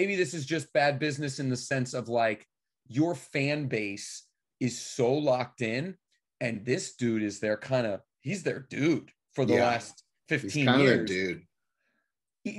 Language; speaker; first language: English; native; English